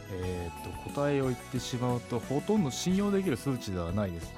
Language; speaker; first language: Japanese; native; Japanese